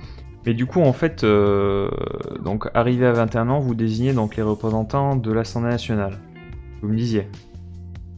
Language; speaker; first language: French; native; French